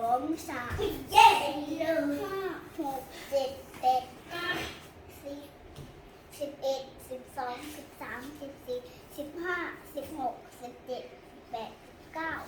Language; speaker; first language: Thai; native; Thai